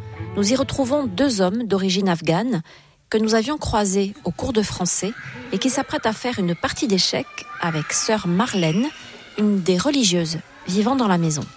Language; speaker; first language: French; native; French